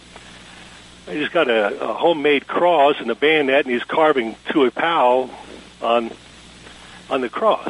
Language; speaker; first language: English; native; English